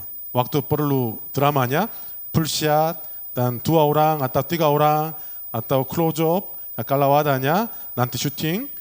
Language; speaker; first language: Indonesian; non-native, learner; Korean